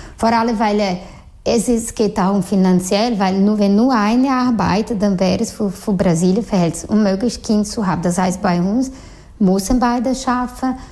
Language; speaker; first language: German; non-native, fluent; Portuguese